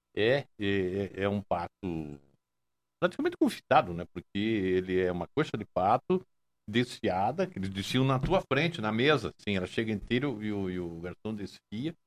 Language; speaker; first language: Portuguese; native; Portuguese